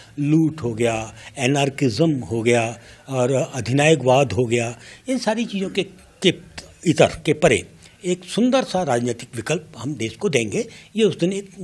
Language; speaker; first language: Hindi; native; Hindi